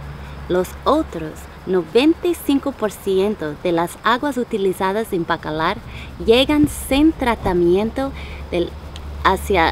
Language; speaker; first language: Spanish; non-native, learner; English